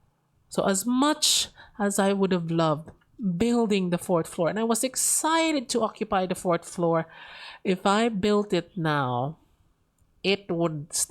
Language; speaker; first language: English; non-native, local second language; Filipino